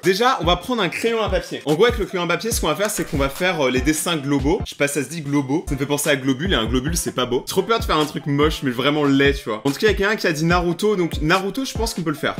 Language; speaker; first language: French; native; French